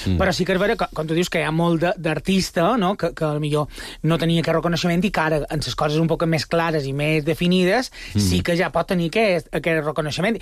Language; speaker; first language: Catalan; native; Catalan